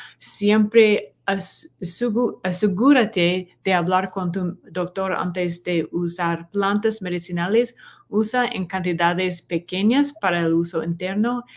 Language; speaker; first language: Spanish; non-native, learner; English